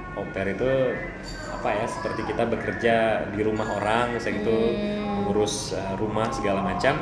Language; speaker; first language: Indonesian; non-native, local second language; Achinese